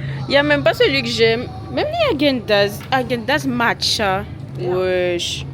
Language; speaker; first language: French; native; French